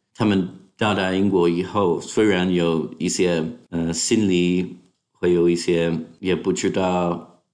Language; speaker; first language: Chinese; non-native, fluent; English